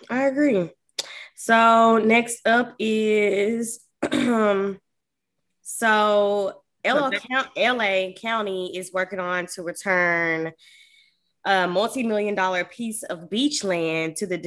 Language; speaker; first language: English; native; English